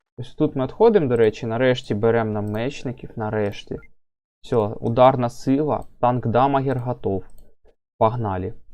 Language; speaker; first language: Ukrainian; non-native, local second language; Russian